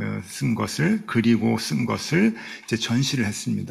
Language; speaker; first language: Korean; native; Korean